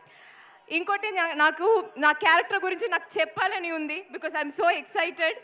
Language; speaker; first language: Telugu; non-native, fluent; Malayalam